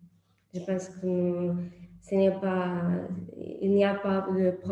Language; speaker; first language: French; non-native, learner; Portuguese